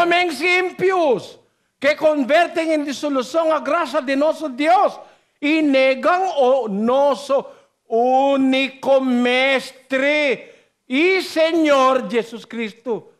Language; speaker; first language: Portuguese; non-native, learner; Filipino